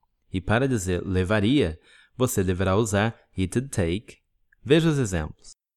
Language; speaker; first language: Portuguese; native; Portuguese